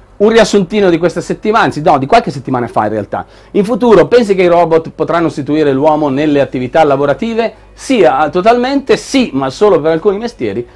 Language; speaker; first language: Italian; native; Italian